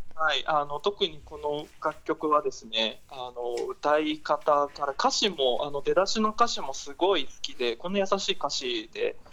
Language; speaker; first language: Japanese; early bilingual, other home language; Portuguese